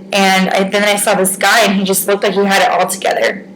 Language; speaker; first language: English; native; English